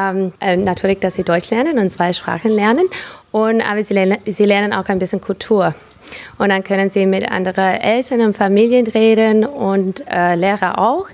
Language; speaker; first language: German; non-native, fluent; English